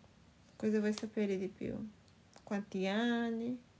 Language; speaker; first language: Italian; non-native, fluent; Portuguese